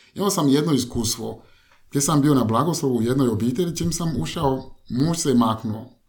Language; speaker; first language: Croatian; non-native, fluent; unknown